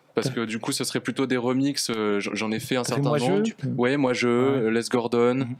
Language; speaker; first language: French; native; French